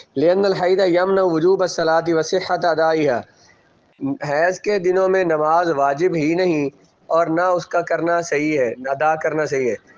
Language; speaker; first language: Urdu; non-native, local second language; Punjabi